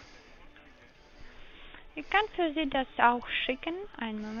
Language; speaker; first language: German; non-native, learner; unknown